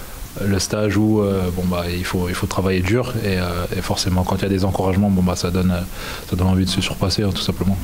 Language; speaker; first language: French; native; French